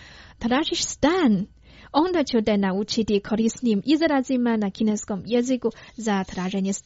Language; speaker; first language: Croatian; non-native, fluent; Chinese